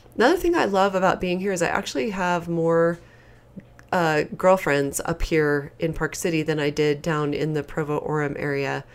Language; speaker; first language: English; native; English